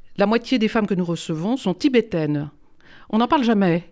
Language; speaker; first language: French; native; French